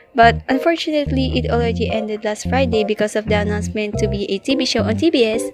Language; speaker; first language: English; non-native, local second language; Filipino